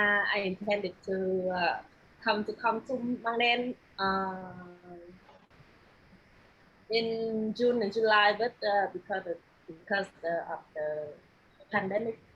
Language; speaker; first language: English; non-native, learner; Vietnamese